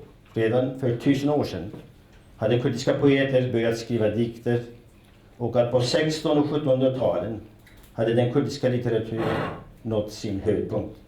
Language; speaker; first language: Swedish; non-native, fluent; Kurdish